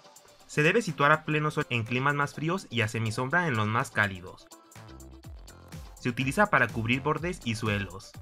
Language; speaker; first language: Spanish; native; Spanish